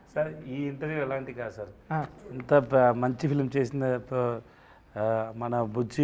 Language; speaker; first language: Telugu; non-native, learner; Tamil